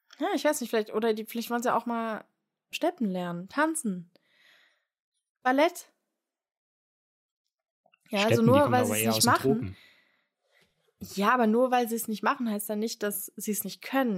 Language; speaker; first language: German; native; German